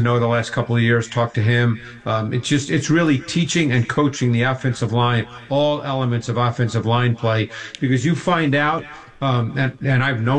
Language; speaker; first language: English; native; English